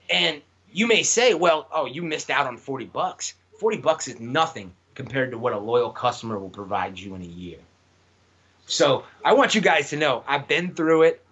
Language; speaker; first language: English; native; English